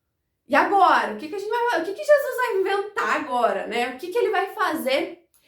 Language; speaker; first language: Portuguese; native; Portuguese